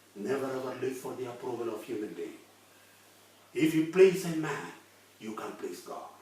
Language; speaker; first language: English; non-native, local second language; Malayalam